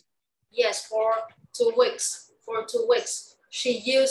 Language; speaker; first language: English; non-native, learner; Vietnamese